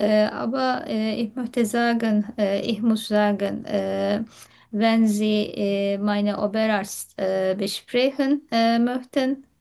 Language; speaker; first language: German; non-native, fluent; Turkish